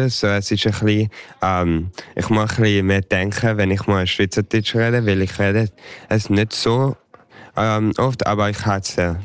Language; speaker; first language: German; early bilingual, heritage; English